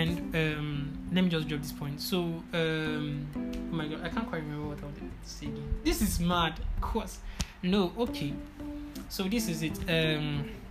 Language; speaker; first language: English; non-native, local second language; Igbo